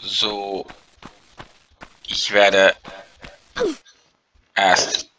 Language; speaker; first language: German; non-native, learner; Dutch